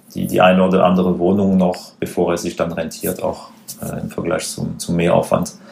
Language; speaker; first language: German; non-native, fluent; French